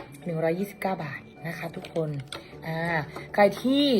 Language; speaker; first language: Thai; native; Thai